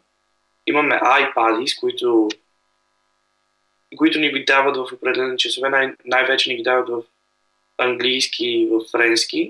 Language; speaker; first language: Bulgarian; early bilingual, other home language; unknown